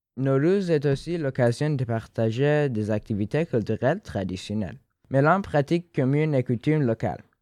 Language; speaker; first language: French; non-native, fluent; Persian